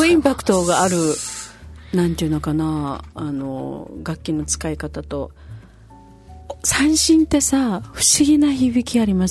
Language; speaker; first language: Japanese; native; Japanese